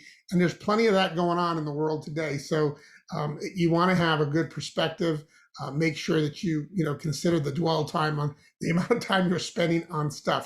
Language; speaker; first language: English; native; English